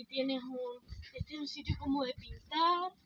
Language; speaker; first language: Spanish; early bilingual, heritage; Spanish